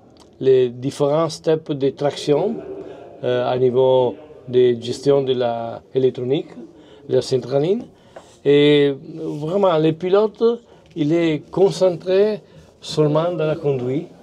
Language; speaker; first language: French; non-native, fluent; Italian